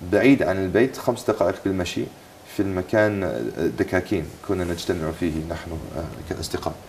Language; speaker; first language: Arabic; non-native, fluent; English